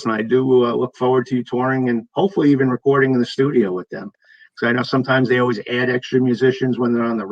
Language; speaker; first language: English; native; English